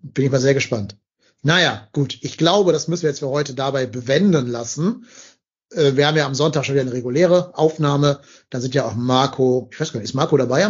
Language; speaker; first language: German; native; German